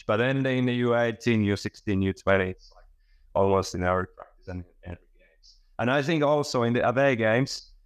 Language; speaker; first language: English; non-native, fluent; Finnish